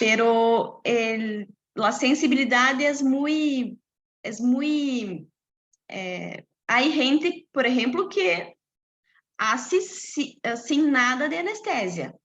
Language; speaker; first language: Spanish; non-native, fluent; Portuguese